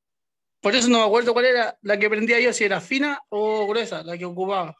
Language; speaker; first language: Spanish; native; Spanish